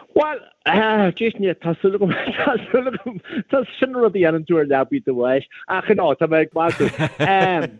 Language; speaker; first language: Irish; native; Irish